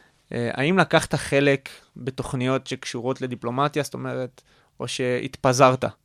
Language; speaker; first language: Hebrew; native; Hebrew